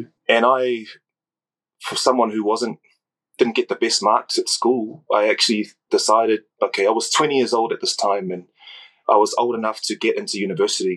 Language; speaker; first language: English; native; English